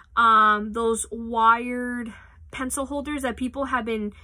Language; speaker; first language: English; native; English